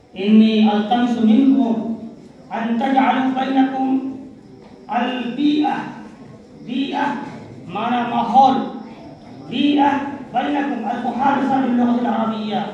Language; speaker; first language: Arabic; non-native, fluent; Urdu